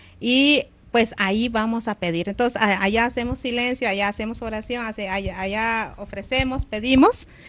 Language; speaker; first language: Spanish; non-native, local second language; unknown